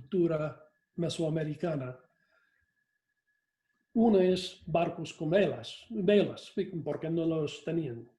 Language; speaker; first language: Spanish; non-native, fluent; English